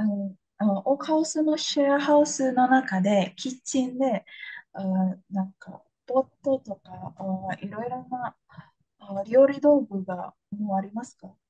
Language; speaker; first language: Japanese; non-native, fluent; Indonesian